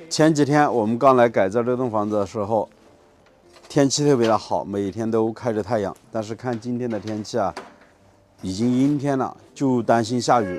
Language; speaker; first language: Chinese; native; Chinese